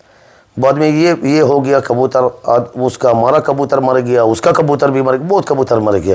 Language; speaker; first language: Hindi; non-native, learner; Arabic